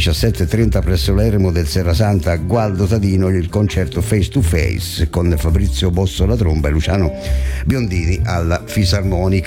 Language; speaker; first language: Italian; native; Italian